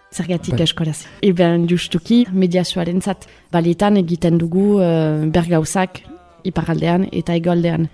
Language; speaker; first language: Basque; early bilingual, other home language; Spanish